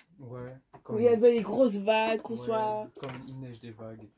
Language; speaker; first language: French; native; French